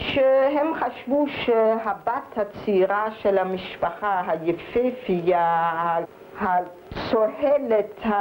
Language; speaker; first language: Hebrew; early bilingual, other home language; German